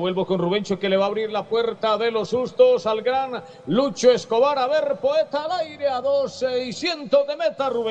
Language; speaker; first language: Spanish; native; Spanish